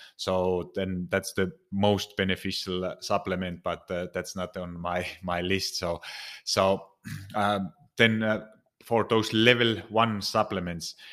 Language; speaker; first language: English; non-native, fluent; Finnish